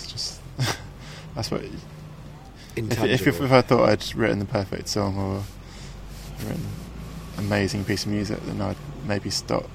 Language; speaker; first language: English; native; English